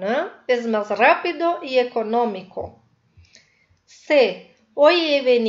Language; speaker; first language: Spanish; non-native, fluent; Portuguese